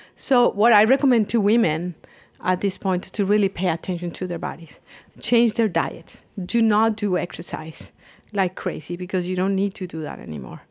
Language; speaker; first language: English; non-native, fluent; Spanish